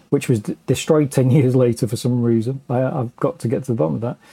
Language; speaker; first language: English; native; English